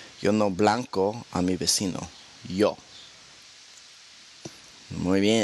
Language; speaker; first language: Spanish; non-native, fluent; English